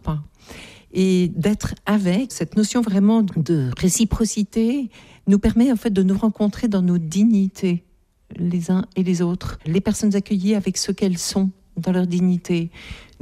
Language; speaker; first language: French; native; French